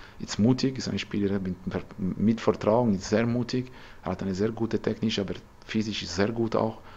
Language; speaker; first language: German; non-native, learner; French